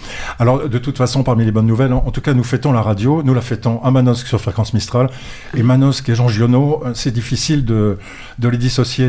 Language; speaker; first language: French; native; French